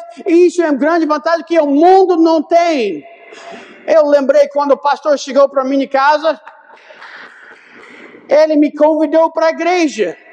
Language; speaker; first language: Portuguese; non-native, fluent; English